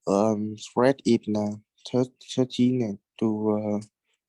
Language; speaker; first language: English; non-native, learner; Vietnamese